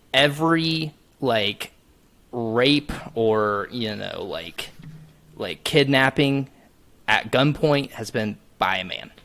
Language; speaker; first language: English; native; English